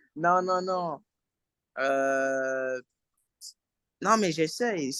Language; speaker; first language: French; non-native, fluent; English